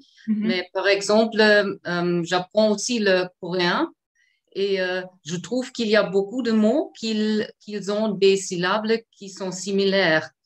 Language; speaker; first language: French; non-native, fluent; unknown